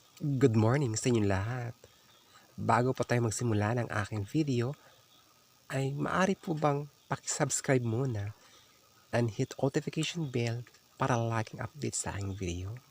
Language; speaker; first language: Filipino; native; Filipino